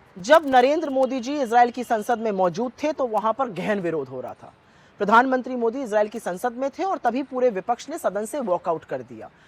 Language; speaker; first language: Hindi; native; Hindi